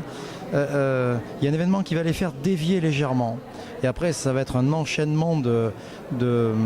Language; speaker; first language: French; native; French